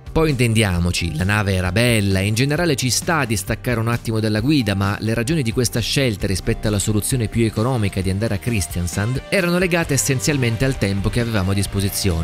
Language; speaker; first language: Italian; native; Italian